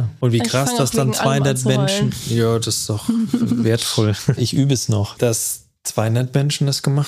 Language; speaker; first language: German; native; German